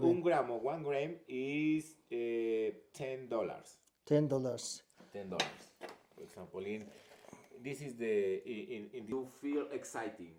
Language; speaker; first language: English; non-native, learner; Spanish